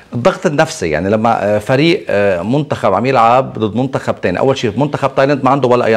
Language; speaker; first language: Arabic; native; Arabic